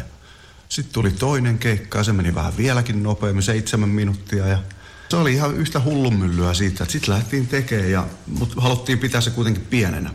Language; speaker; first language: Finnish; native; Finnish